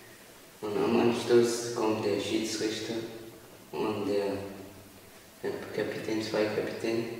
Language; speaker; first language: German; non-native, learner; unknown